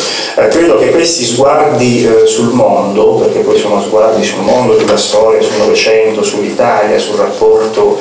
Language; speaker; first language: Italian; native; Italian